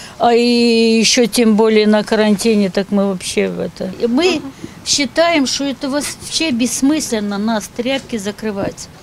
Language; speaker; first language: Russian; native; Russian